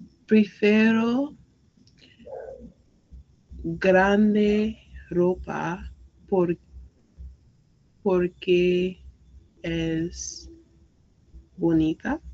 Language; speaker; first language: Spanish; non-native, learner; English